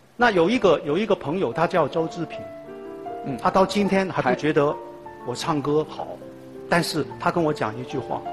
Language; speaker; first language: Chinese; non-native, fluent; Cantonese